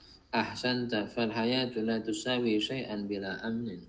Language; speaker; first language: Arabic; non-native, fluent; Indonesian